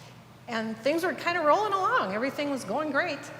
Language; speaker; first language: English; native; English